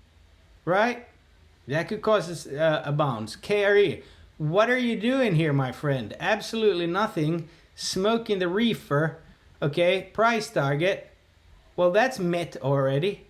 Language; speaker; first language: English; native; English